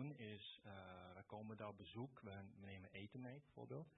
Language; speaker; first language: Dutch; early bilingual, other home language; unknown